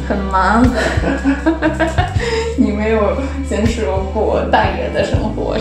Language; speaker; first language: Chinese; non-native, fluent; Russian